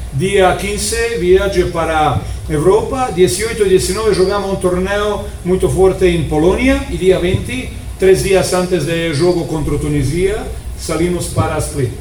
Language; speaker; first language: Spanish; non-native, fluent; Croatian